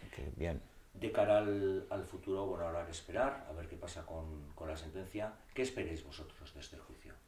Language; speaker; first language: Spanish; native; Spanish